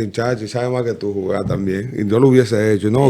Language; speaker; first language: Spanish; native; Spanish